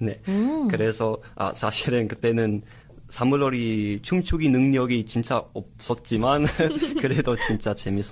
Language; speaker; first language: Korean; non-native, learner; English